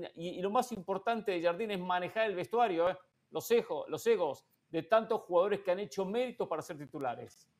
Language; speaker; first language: Spanish; native; Spanish